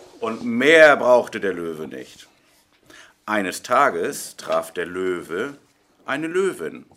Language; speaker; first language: German; native; German